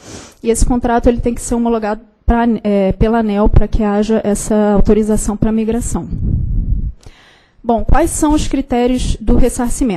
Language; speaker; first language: Portuguese; native; Portuguese